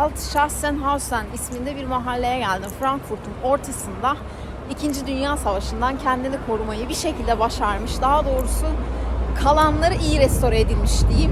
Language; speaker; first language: Turkish; native; Turkish